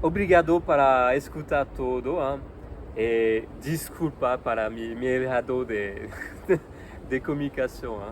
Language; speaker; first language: Portuguese; non-native, learner; French